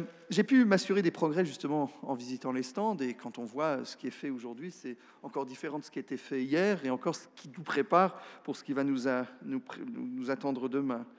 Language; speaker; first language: French; non-native, local second language; Luxembourgish